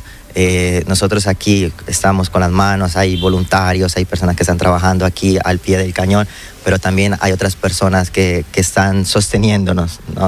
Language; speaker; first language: Spanish; native; Spanish